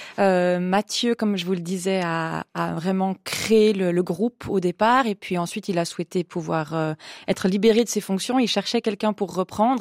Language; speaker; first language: French; native; French